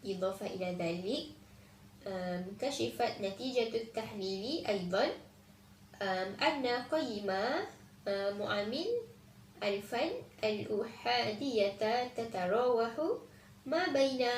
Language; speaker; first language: Arabic; non-native, learner; Malay